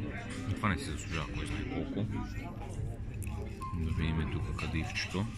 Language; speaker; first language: Bulgarian; native; Bulgarian